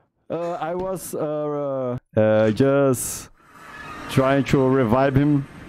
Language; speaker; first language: English; non-native, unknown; Portuguese